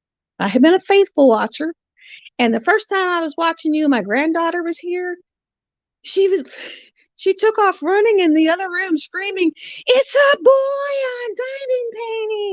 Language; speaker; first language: English; native; English